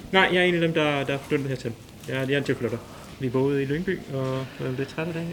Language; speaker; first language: Danish; non-native, fluent; English